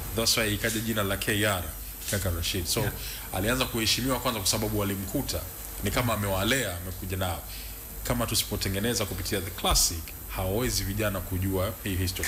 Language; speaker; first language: Swahili; native; Swahili